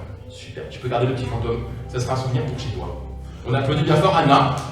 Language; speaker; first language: French; native; French